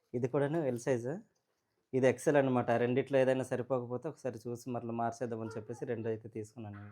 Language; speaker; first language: Telugu; non-native, local second language; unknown